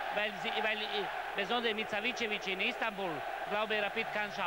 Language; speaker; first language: German; non-native, fluent; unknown